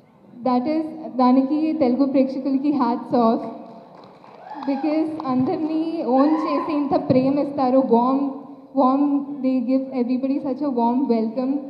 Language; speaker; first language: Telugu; non-native, fluent; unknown